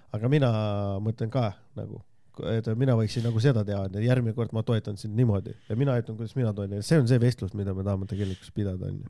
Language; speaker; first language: Estonian; non-native, local second language; Russian